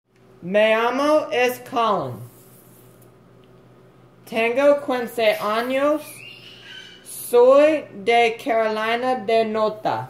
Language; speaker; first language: Spanish; non-native, learner; English